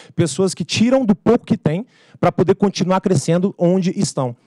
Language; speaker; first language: Portuguese; native; Portuguese